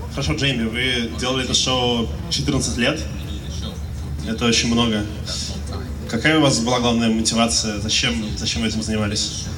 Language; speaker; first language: Russian; native; Russian